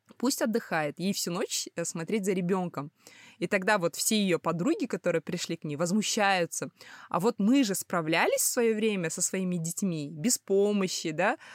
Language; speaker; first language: Russian; native; Russian